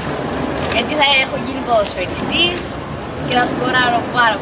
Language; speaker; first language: Greek; early bilingual, other home language; Albanian